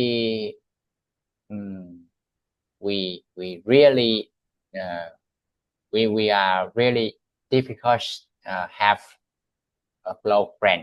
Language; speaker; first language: English; non-native, learner; Vietnamese